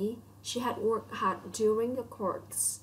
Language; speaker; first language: English; non-native, local second language; Vietnamese